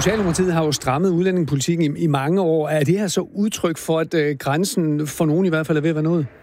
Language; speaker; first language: Danish; native; Danish